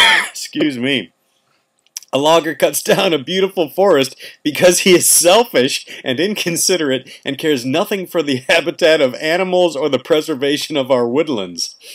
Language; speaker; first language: English; native; English